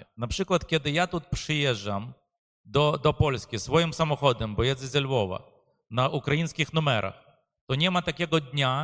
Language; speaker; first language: Polish; non-native, fluent; Ukrainian